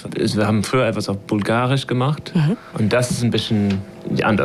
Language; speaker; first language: German; non-native, fluent; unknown